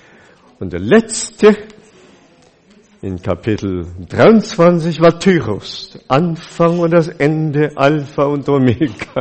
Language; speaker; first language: German; non-native, fluent; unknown